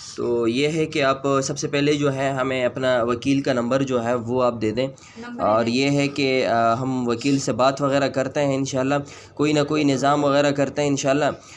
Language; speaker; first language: Urdu; non-native, local second language; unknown